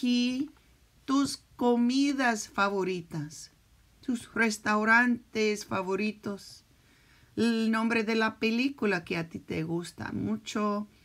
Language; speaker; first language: Spanish; early bilingual, heritage; Spanish